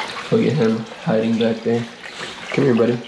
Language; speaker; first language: English; native; English